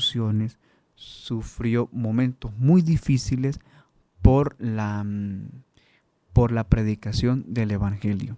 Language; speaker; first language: Spanish; native; Spanish